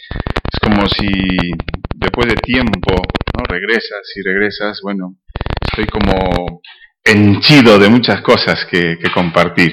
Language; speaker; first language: Spanish; native; Spanish